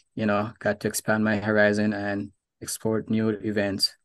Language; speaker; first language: English; non-native, local second language; Arabic